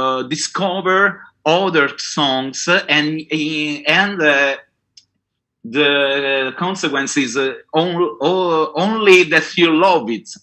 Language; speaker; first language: English; non-native, learner; Italian